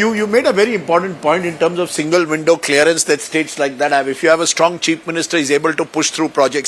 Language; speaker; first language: English; native; English